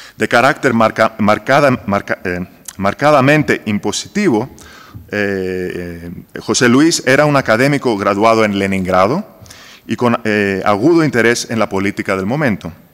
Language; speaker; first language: Spanish; non-native, fluent; Greek